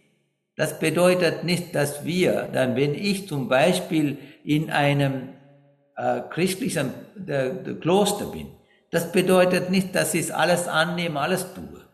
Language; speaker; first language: German; non-native, fluent; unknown